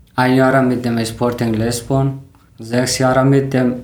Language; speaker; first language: German; non-native, learner; Persian